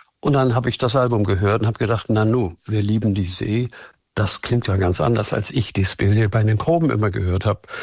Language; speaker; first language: German; native; German